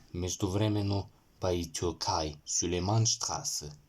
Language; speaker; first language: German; non-native, learner; Bulgarian